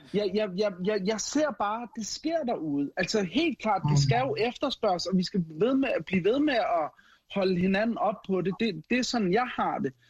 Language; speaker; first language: Danish; early bilingual, other home language; Arabic